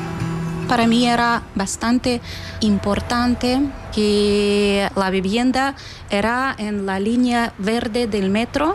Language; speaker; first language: Spanish; non-native, fluent; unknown